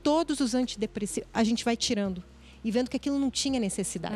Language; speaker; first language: Portuguese; native; Portuguese